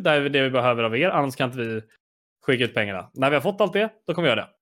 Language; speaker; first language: Swedish; native; Swedish